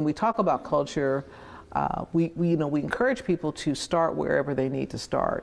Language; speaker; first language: English; native; English